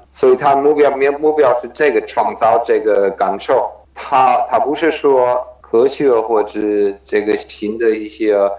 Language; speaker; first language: Chinese; non-native, fluent; German